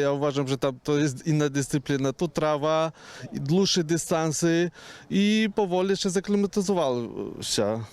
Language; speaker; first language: Polish; non-native, fluent; Ukrainian